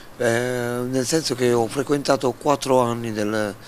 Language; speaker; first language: Italian; native; Italian